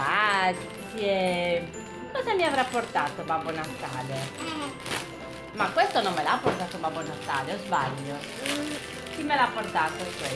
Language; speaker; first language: Italian; native; Italian